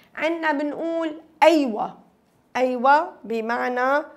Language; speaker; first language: Arabic; native; Arabic